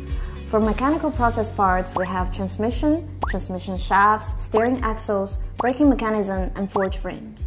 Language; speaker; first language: English; non-native, fluent; Chinese